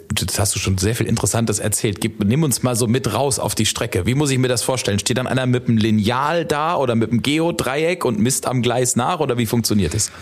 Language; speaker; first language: German; native; German